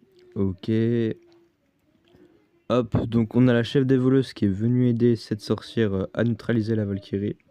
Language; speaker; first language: French; native; French